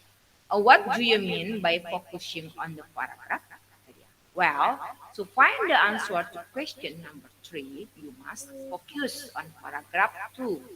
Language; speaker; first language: English; non-native, learner; Indonesian